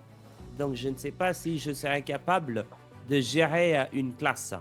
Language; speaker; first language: French; non-native, fluent; English